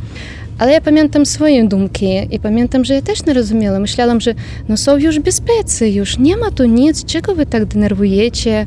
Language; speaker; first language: Polish; non-native, learner; Ukrainian